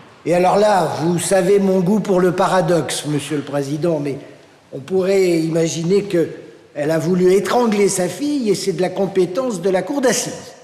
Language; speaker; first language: French; native; French